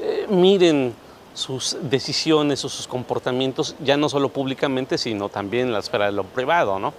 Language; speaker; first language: Spanish; native; Spanish